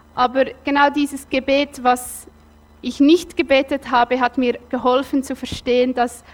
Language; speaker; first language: German; native; German